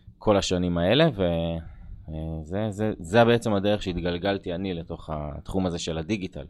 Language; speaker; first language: Hebrew; native; Hebrew